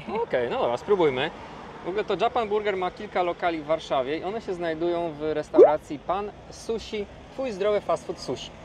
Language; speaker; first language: Polish; native; Polish